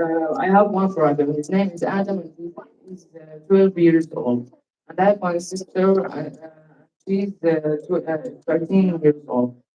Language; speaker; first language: English; non-native, learner; Arabic